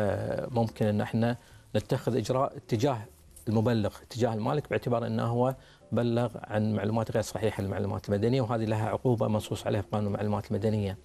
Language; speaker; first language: Arabic; native; Arabic